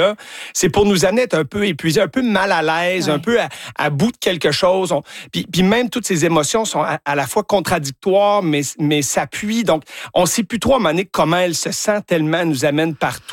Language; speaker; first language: French; native; French